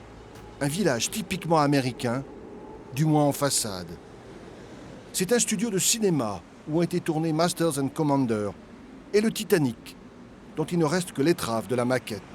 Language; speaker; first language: French; native; French